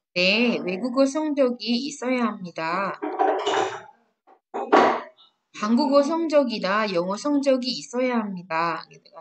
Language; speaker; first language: Korean; non-native, fluent; Indonesian